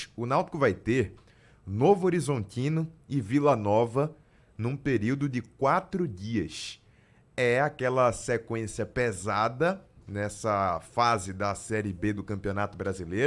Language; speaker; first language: Portuguese; native; Portuguese